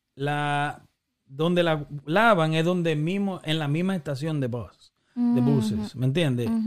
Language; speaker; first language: Spanish; native; Spanish